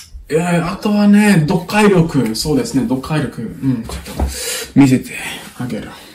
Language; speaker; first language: Japanese; non-native, fluent; English